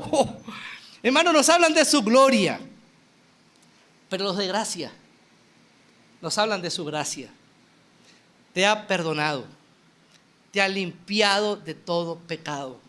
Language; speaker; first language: Spanish; native; Spanish